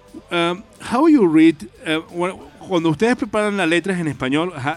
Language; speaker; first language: English; non-native, learner; Spanish